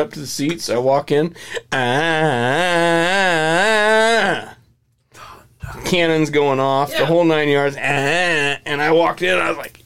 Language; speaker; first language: English; native; English